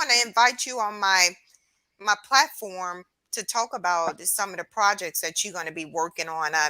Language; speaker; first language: English; native; English